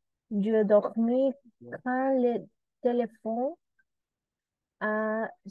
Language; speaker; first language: French; non-native, learner; Spanish